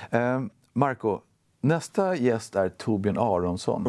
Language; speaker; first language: Swedish; native; Swedish